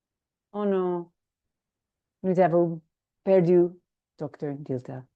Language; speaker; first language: French; non-native, learner; English